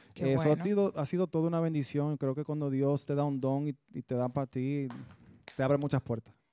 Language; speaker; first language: Spanish; early bilingual, heritage; Spanish